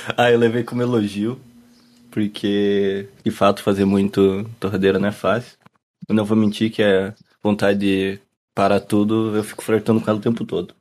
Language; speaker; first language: Portuguese; native; Portuguese